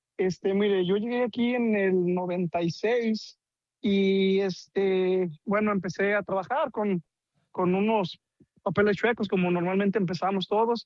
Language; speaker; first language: Spanish; native; Spanish